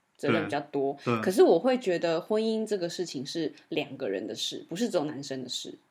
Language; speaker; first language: Chinese; native; Chinese